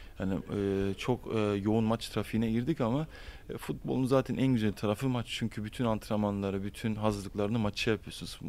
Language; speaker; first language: Turkish; early bilingual, heritage; Turkish